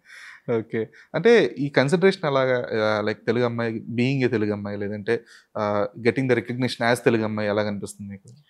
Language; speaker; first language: Telugu; native; Telugu